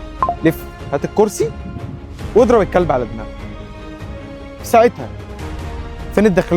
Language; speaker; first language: Arabic; native; Arabic